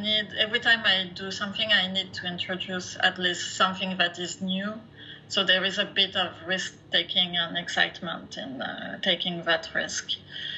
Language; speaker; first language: English; non-native, fluent; French